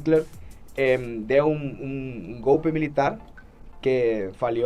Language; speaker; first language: Portuguese; non-native, fluent; Spanish